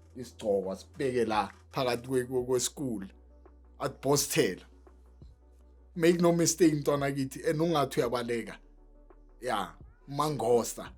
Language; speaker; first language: Zulu; native; Zulu